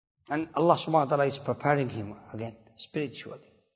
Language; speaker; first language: English; early bilingual, other home language; Urdu